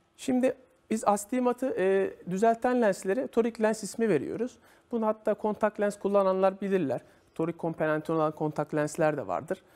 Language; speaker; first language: Turkish; native; Turkish